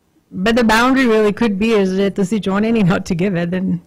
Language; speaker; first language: English; early bilingual, other home language; Punjabi